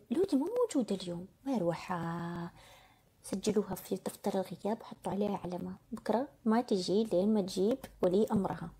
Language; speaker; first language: Arabic; native; Arabic